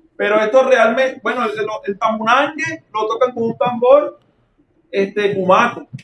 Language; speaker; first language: Spanish; native; Spanish